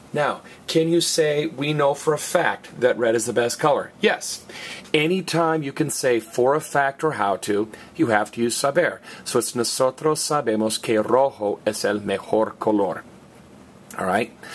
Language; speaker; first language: English; native; English